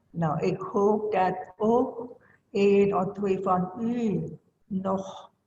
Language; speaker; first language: Dutch; non-native, learner; Indonesian